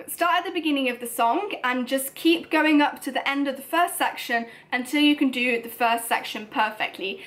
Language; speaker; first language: English; native; English